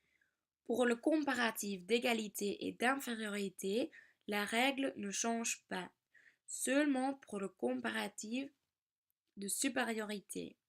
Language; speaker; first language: French; non-native, learner; Dutch